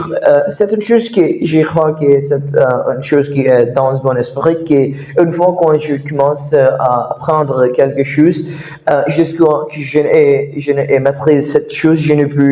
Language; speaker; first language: French; non-native, learner; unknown